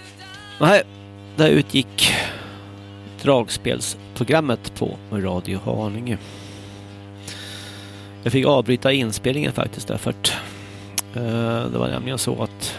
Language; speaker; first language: Swedish; native; Swedish